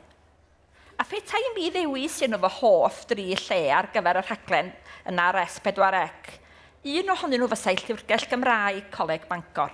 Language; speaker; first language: Welsh; native; Welsh